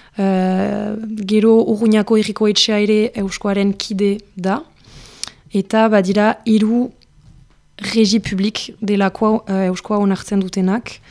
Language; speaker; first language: Basque; native; Basque